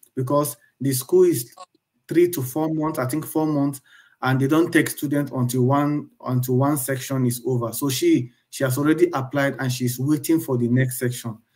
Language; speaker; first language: English; non-native, local second language; Igbo